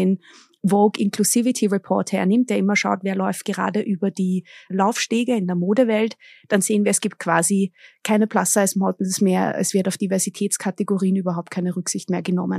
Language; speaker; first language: German; native; German